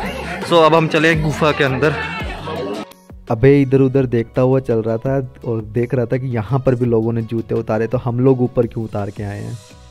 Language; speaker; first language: Hindi; native; Hindi